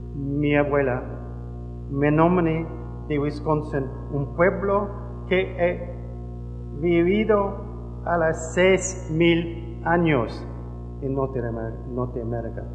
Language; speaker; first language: Spanish; non-native, learner; English